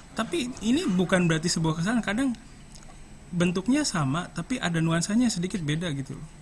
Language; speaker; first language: Indonesian; native; Indonesian